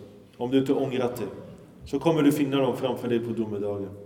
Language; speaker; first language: Swedish; early bilingual, other home language; Arabic